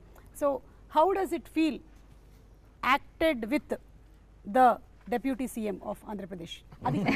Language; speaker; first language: Telugu; native; Telugu